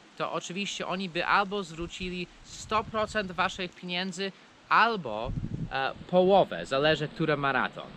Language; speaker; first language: Polish; non-native, fluent; English